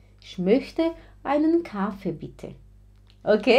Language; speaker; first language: German; non-native, fluent; Portuguese